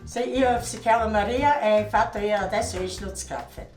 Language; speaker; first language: Italian; non-native, local second language; German